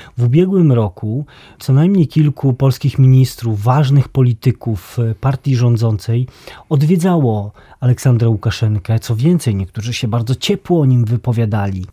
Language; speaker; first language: Polish; native; Polish